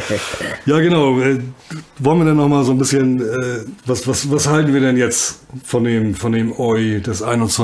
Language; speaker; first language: German; native; German